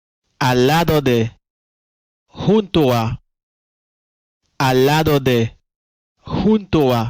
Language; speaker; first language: Spanish; non-native, fluent; Haitian Creole